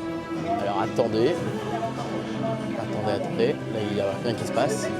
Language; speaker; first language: French; native; French